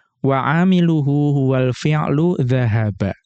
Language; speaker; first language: Arabic; non-native, fluent; Indonesian